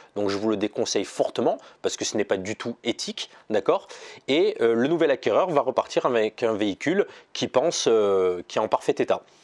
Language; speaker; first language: French; native; French